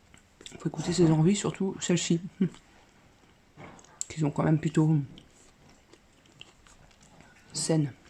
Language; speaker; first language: French; native; French